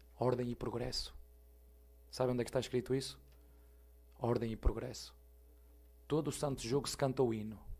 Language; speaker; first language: Portuguese; native; Portuguese